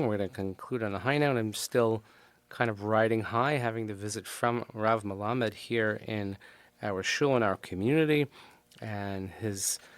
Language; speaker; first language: English; native; English